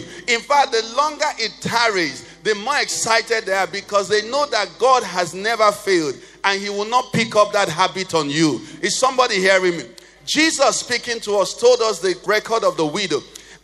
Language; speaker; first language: English; non-native, local second language; Igbo